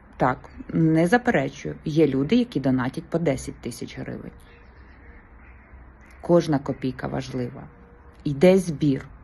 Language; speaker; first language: Ukrainian; native; Ukrainian